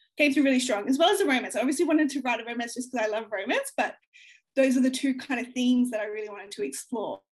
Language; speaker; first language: English; native; English